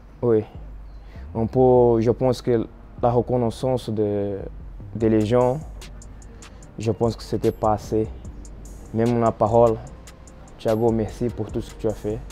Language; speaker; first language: French; non-native, fluent; Portuguese